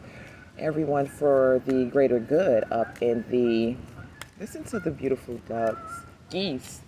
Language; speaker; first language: English; native; English